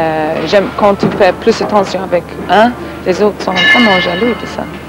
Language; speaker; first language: French; non-native, learner; English